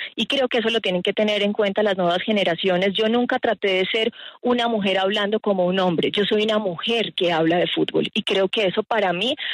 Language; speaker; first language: Spanish; native; Spanish